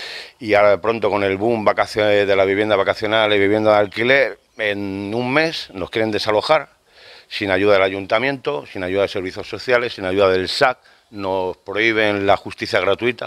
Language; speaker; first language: Spanish; native; Spanish